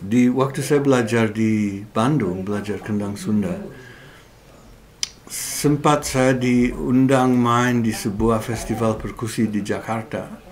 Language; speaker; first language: Indonesian; non-native, fluent; English